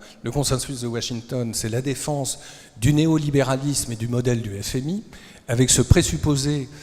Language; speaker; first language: French; native; French